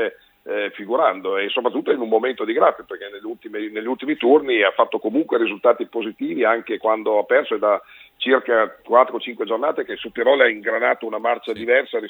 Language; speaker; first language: Italian; native; Italian